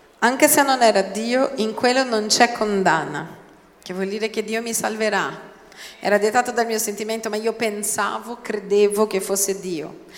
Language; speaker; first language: Italian; non-native, fluent; Portuguese